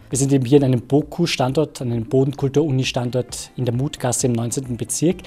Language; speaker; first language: German; native; German